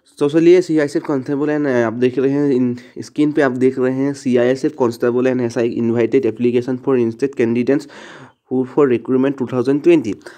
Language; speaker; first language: Hindi; non-native, local second language; Assamese